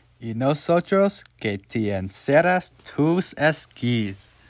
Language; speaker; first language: Spanish; non-native, learner; English